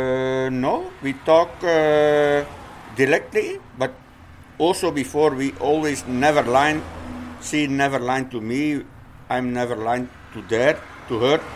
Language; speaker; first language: English; non-native, learner; Dutch